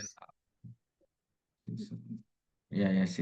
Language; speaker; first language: English; non-native, learner; Indonesian